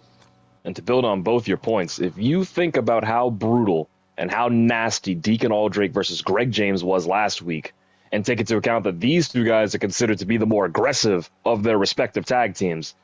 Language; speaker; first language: English; native; English